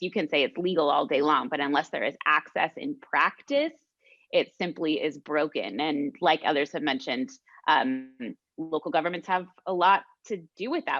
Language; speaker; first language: English; native; English